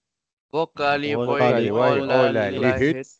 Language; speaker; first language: Finnish; non-native, learner; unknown